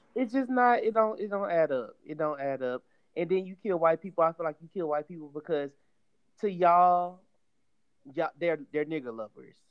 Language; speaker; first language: English; native; English